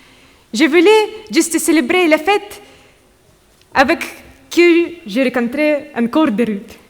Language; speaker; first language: French; non-native, learner; Russian